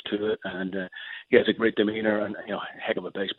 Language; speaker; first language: English; native; English